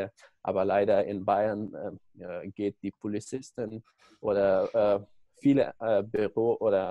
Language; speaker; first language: German; non-native, learner; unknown